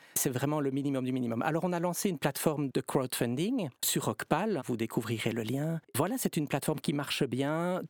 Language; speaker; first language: French; native; French